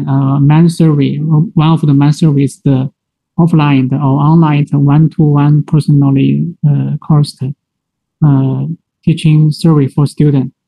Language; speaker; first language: English; non-native, learner; Chinese